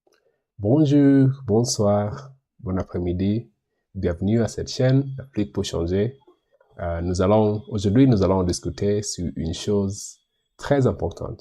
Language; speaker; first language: French; non-native, learner; English